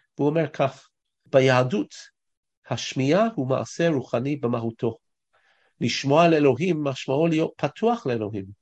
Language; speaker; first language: Hebrew; non-native, fluent; English